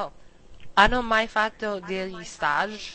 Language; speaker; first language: Italian; non-native, learner; English